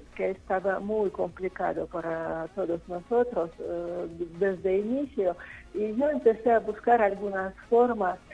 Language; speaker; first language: Spanish; non-native, fluent; Russian